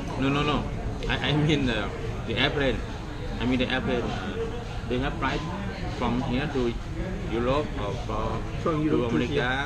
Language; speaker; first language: English; non-native, learner; Thai